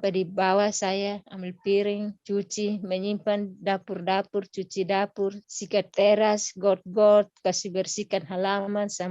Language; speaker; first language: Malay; non-native, local second language; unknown